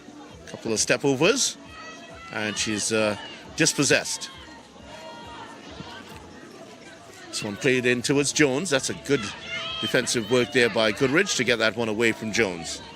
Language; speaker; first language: English; native; English